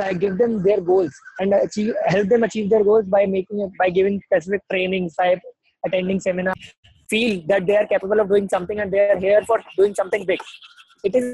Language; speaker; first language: English; non-native, local second language; Hindi